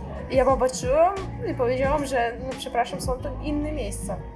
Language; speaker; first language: Polish; non-native, fluent; Russian